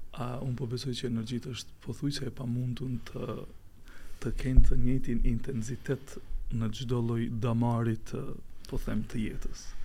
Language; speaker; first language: Albanian; native; Albanian